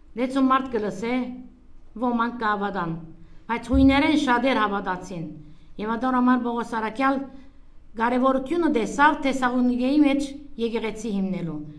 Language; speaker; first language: Armenian; native; Armenian